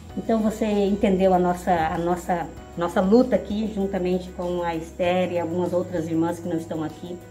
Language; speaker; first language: Portuguese; native; Portuguese